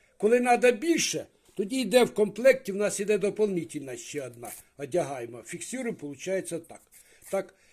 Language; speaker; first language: Ukrainian; native; Ukrainian